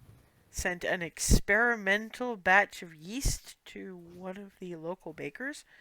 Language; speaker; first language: English; native; English